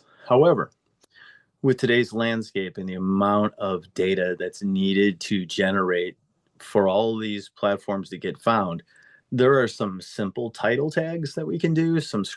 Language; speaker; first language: English; native; English